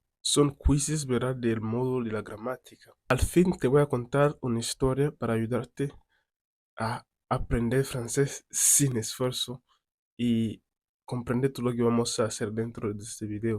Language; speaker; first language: Spanish; non-native, fluent; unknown